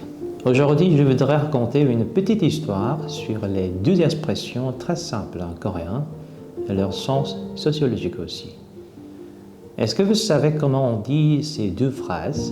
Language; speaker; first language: French; non-native, fluent; Korean